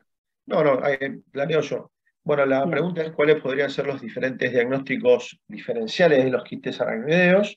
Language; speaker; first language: Spanish; native; Spanish